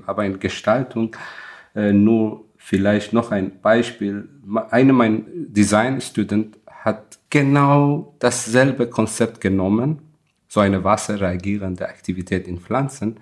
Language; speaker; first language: German; non-native, fluent; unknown